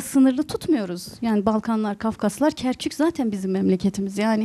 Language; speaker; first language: Turkish; native; Turkish